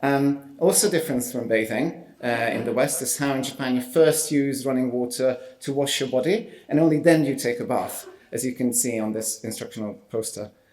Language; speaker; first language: English; non-native, fluent; Hungarian